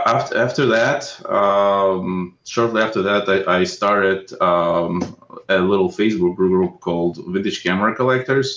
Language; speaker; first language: English; non-native, fluent; Russian